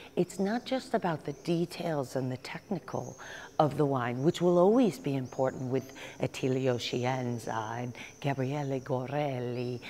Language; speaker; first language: English; native; English